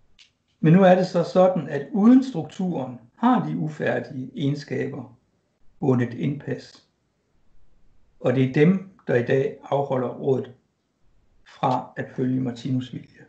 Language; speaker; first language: Danish; native; Danish